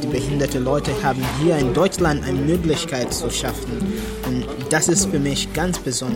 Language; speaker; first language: German; non-native, learner; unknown